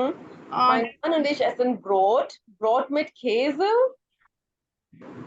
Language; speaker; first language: German; non-native, fluent; Urdu